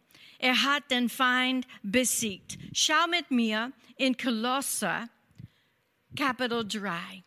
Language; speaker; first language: German; non-native, fluent; English